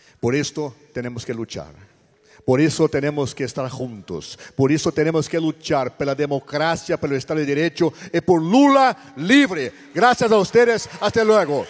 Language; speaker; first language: Spanish; non-native, learner; Portuguese